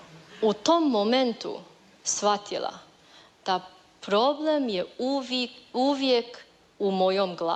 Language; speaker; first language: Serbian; non-native, learner; Chinese